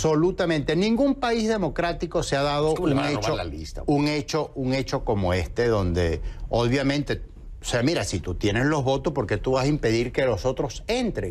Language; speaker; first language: Spanish; native; Spanish